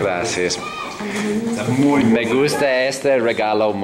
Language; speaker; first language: Spanish; non-native, learner; English